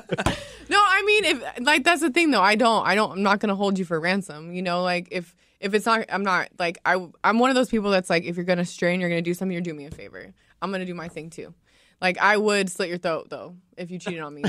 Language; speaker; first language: English; native; English